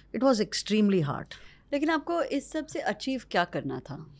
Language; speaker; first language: Hindi; non-native, local second language; Marwari